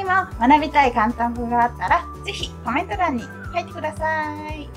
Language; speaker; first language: Japanese; native; Japanese